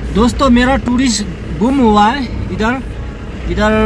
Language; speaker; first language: Hindi; non-native, local second language; Nepali